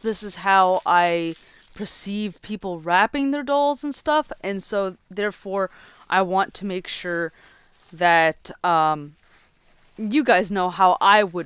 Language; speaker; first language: English; native; English